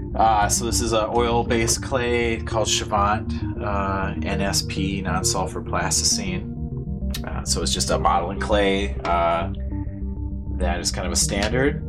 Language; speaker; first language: English; native; English